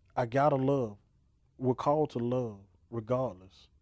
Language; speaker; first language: English; native; English